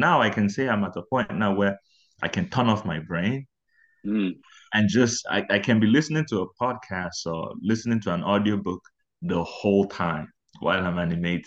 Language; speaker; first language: English; non-native, local second language; Igbo